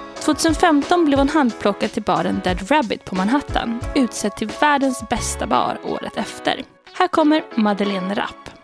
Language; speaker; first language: Swedish; native; Swedish